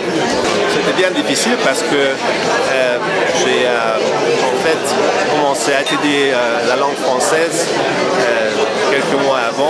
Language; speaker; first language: French; non-native, fluent; Hungarian